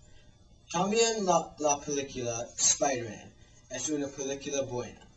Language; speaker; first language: Spanish; non-native, learner; English